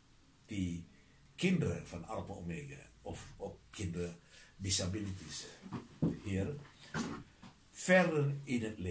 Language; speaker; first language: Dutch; non-native, learner; Indonesian